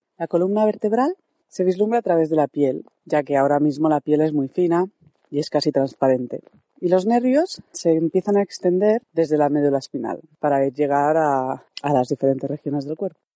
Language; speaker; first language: Spanish; native; Spanish